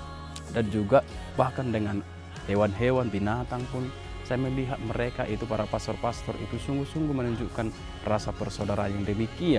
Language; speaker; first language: Indonesian; native; Indonesian